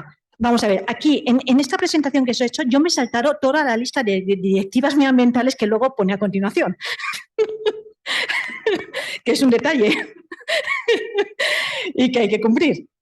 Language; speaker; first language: Spanish; native; Spanish